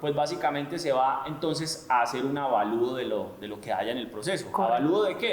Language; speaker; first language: Spanish; native; Spanish